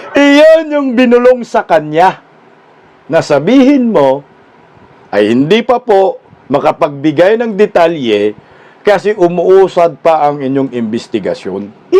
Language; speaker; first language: Filipino; non-native, local second language; Cebuano